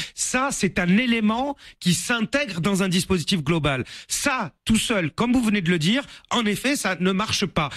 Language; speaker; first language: French; native; French